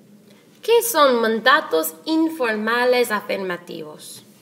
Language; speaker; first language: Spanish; non-native, fluent; English